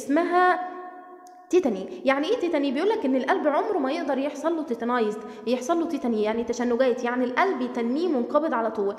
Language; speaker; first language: Arabic; native; Arabic